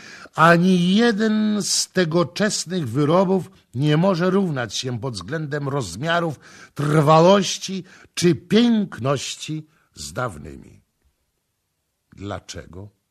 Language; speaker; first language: Polish; native; Polish